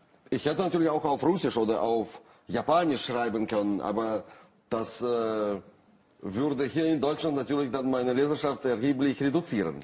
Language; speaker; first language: German; non-native, fluent; Russian